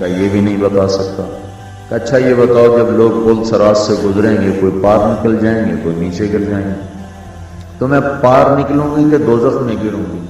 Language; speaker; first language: Urdu; non-native, local second language; Punjabi